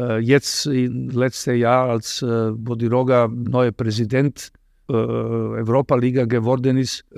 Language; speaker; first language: German; non-native, fluent; Serbian